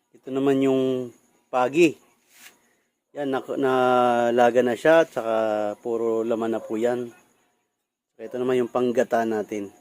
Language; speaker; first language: Filipino; non-native, local second language; Bikol